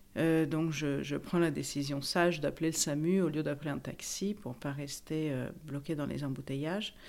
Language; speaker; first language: French; non-native, fluent; Italian